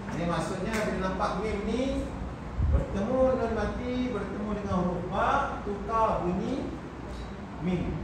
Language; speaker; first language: Malay; native; Malay